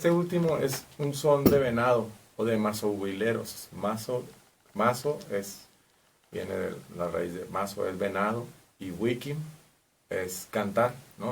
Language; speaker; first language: Spanish; native; Spanish